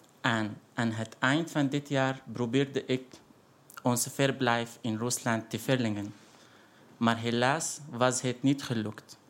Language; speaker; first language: Dutch; non-native, fluent; Arabic